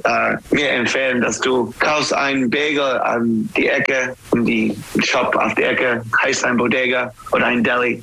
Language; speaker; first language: German; non-native, learner; English